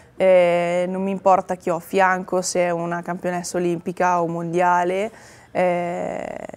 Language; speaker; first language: Italian; native; Italian